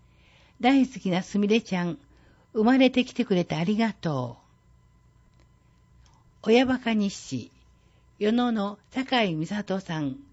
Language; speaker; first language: Japanese; native; Japanese